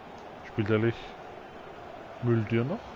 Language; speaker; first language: German; native; German